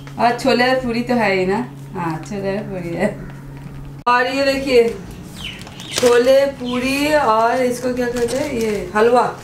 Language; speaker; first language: Hindi; non-native, local second language; Bangla